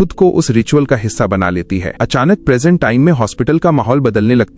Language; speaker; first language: Hindi; native; Hindi